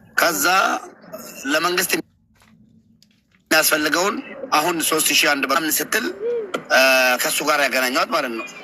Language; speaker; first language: Amharic; non-native, local second language; Oromo